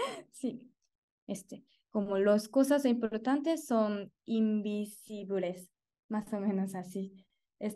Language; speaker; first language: Spanish; non-native, learner; Japanese